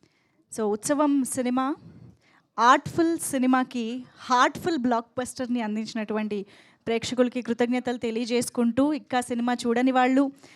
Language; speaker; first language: Telugu; native; Telugu